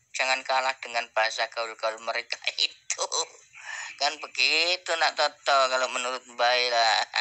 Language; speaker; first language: Indonesian; non-native, local second language; Javanese